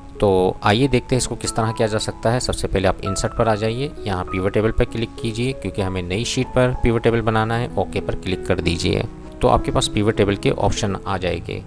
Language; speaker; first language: Urdu; non-native, local second language; Punjabi